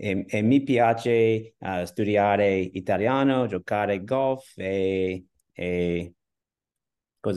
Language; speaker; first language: Italian; non-native, learner; English